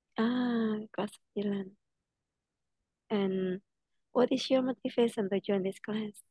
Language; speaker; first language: English; non-native, fluent; Indonesian